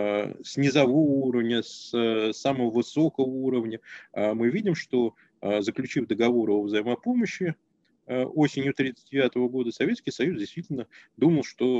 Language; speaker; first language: Russian; native; Russian